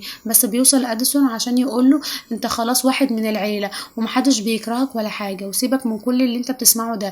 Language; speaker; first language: Arabic; native; Arabic